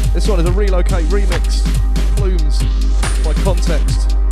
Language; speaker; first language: English; native; English